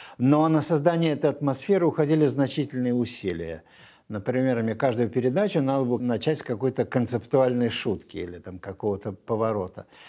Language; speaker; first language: Russian; native; Russian